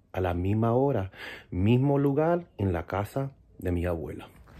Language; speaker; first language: Spanish; early bilingual, heritage; Spanish